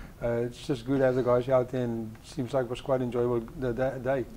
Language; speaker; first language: English; non-native, local second language; Afrikaans